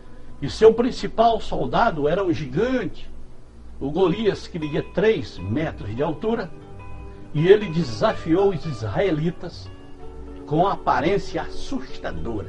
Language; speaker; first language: Portuguese; native; Portuguese